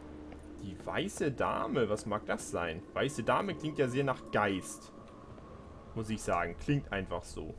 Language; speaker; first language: German; native; German